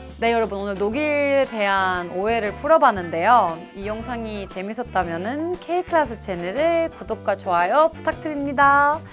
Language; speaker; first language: Korean; non-native, fluent; German